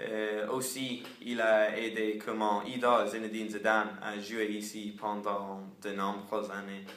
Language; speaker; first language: French; non-native, learner; English